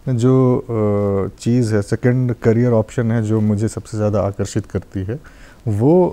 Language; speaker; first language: Hindi; non-native, local second language; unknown